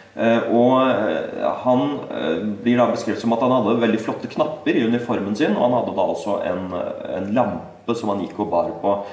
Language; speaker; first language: Norwegian; native; Norwegian